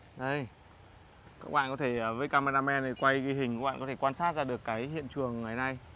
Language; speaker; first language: Vietnamese; non-native, local second language; Hmong